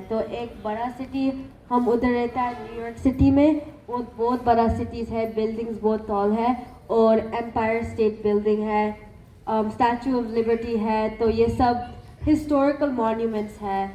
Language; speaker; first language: Hindi; non-native, learner; Gujarati